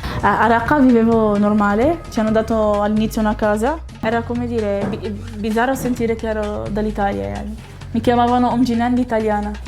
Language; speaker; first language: Italian; early bilingual, other home language; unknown